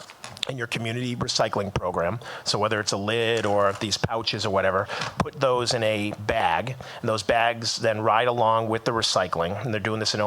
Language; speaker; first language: English; native; English